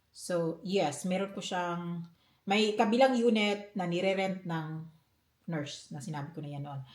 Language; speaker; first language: Filipino; non-native, local second language; Cebuano